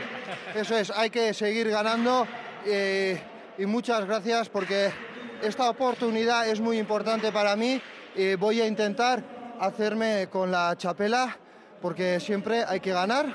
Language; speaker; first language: Spanish; non-native, fluent; French